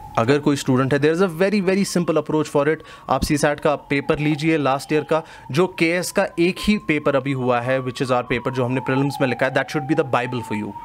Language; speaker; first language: Hindi; non-native, local second language; Kashmiri